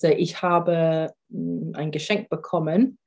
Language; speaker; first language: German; non-native, fluent; English